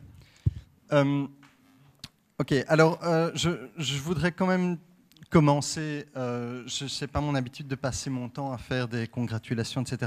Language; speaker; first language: French; native; French